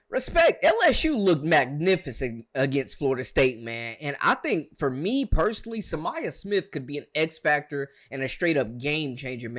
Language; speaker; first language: English; native; English